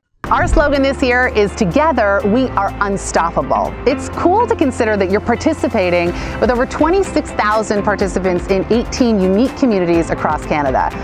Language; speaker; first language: English; native; English